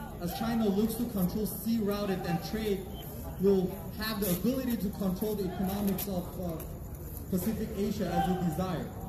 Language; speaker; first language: English; non-native, fluent; Uyghur